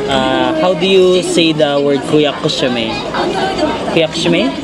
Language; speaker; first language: English; non-native, local second language; Filipino